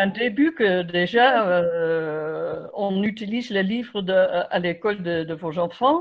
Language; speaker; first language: French; non-native, fluent; Dutch